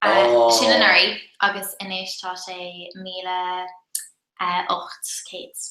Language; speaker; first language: Irish; non-native, local second language; English